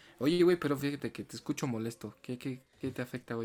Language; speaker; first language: Spanish; native; Spanish